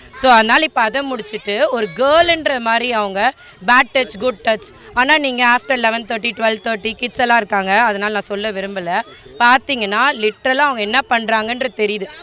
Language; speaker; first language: Tamil; native; Tamil